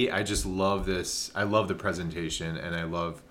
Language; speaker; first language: English; native; English